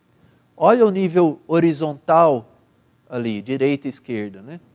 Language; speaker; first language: Portuguese; native; Portuguese